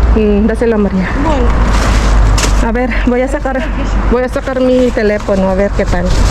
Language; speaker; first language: Spanish; non-native, learner; Filipino